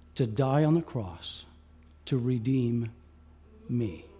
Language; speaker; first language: English; non-native, fluent; French